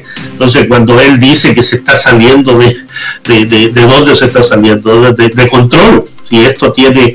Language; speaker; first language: Spanish; native; Spanish